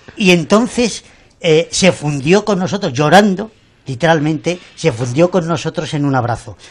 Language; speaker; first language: Spanish; native; Spanish